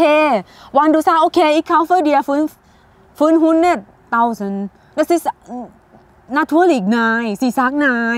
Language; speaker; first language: German; non-native, learner; Thai